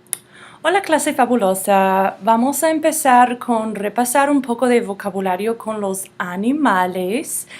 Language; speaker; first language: Spanish; non-native, fluent; English